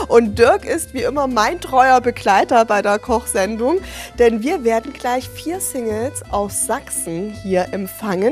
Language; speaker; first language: German; native; German